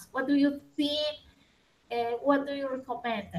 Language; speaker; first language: English; non-native, learner; Spanish